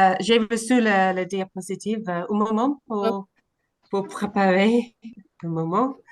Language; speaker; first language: French; non-native, learner; English